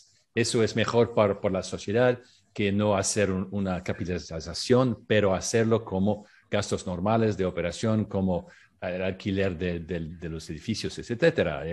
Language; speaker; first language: Spanish; non-native, learner; English